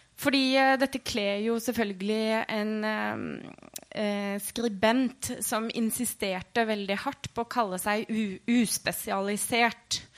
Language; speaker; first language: Norwegian; native; Norwegian